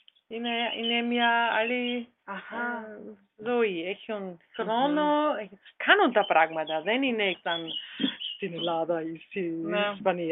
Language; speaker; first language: Greek; non-native, learner; German